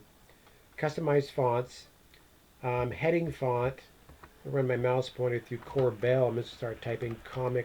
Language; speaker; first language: English; native; English